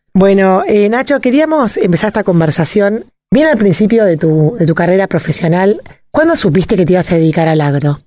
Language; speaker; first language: Spanish; native; Spanish